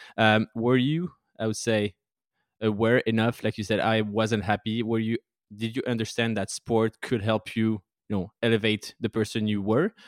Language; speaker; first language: English; non-native, fluent; French